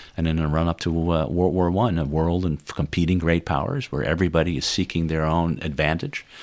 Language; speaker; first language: English; non-native, fluent; Dutch